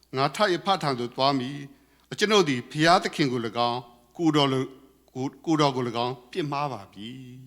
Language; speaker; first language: Burmese; non-native, local second language; Karen languages